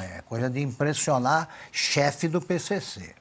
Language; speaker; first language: Portuguese; native; Portuguese